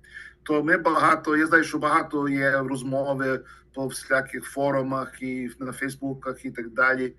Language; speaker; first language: Ukrainian; early bilingual, heritage; Ukrainian